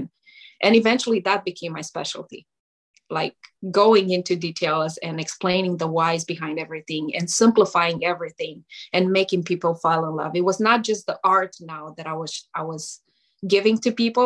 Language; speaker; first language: English; non-native, fluent; Romanian